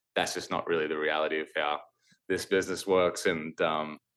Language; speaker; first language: English; native; English